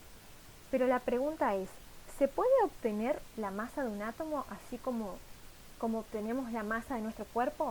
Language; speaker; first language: Spanish; native; Spanish